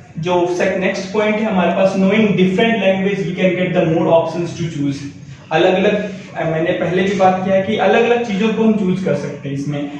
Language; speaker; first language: Hindi; native; Hindi